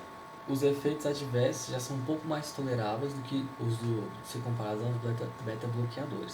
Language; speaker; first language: Portuguese; native; Portuguese